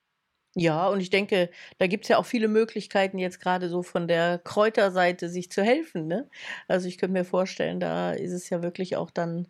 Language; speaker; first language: German; native; German